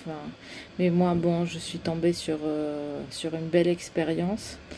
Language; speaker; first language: French; non-native, fluent; Spanish